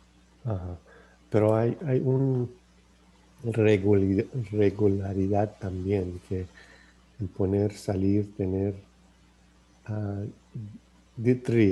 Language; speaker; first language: Spanish; non-native, learner; English